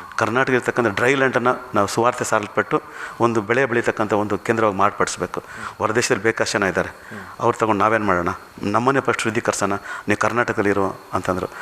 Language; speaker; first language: Kannada; non-native, local second language; Tamil